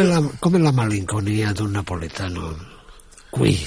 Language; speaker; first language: Italian; non-native, fluent; Catalan